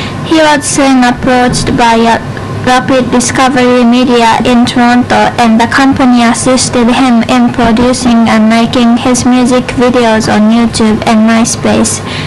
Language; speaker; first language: English; non-native, fluent; Japanese